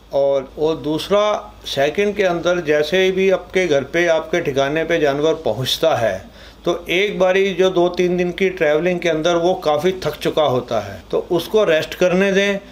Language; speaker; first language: Hindi; non-native, local second language; Punjabi